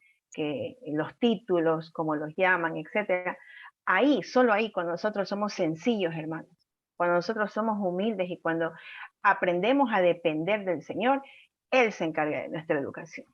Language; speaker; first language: Spanish; native; Spanish